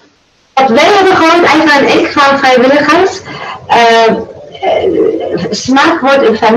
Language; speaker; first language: Dutch; non-native, fluent; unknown